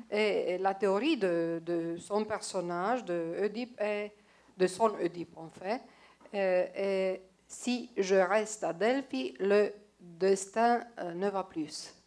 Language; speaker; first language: French; non-native, fluent; Romanian